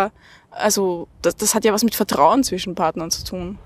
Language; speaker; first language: German; native; German